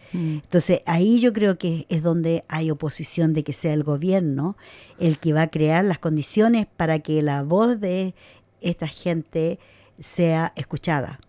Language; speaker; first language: Spanish; native; Spanish